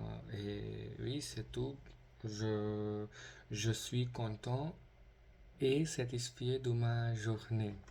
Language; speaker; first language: French; non-native, learner; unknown